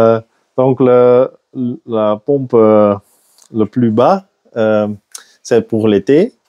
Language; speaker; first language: French; non-native, local second language; Dutch